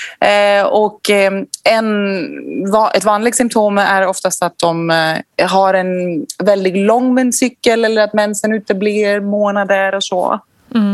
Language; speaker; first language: Swedish; non-native, fluent; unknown